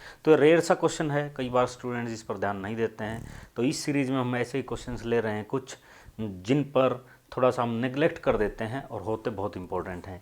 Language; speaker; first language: Hindi; native; Hindi